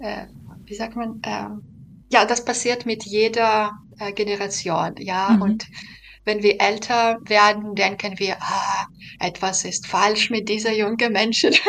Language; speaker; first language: German; non-native, fluent; Belarusian